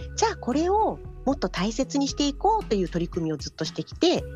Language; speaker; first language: Japanese; native; Japanese